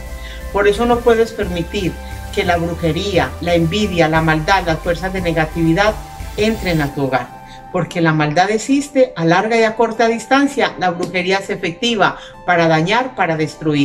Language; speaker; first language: Spanish; native; Spanish